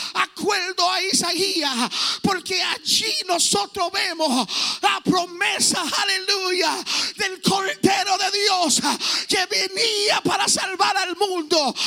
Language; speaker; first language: Spanish; early bilingual, heritage; Spanish